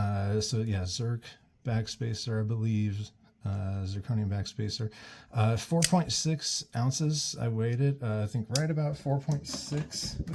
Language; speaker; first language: English; native; English